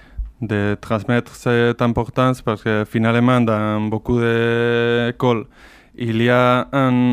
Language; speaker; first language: French; non-native, fluent; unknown